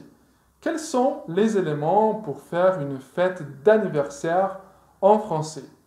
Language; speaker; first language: French; non-native, fluent; Portuguese